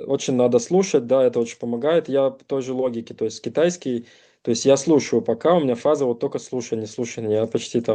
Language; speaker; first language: Russian; native; Russian